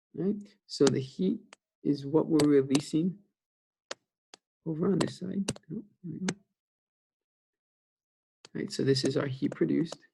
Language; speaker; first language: English; native; English